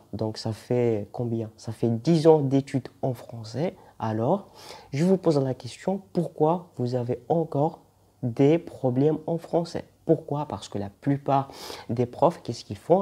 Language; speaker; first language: French; non-native, local second language; Arabic